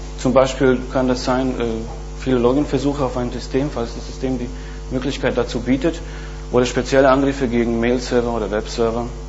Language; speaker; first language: German; non-native, fluent; Bosnian